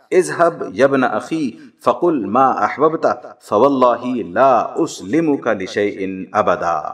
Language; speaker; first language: Urdu; native; Urdu